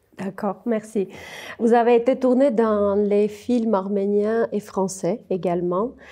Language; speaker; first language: French; non-native, fluent; Armenian